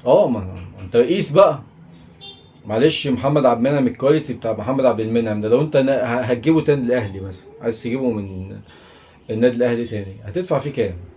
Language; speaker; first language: Arabic; native; Arabic